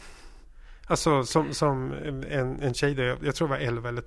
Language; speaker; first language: Swedish; native; Swedish